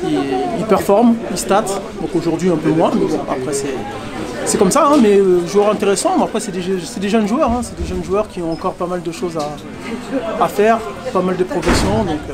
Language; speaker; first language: French; native; French